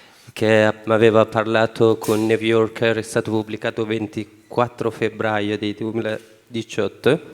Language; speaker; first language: Italian; non-native, fluent; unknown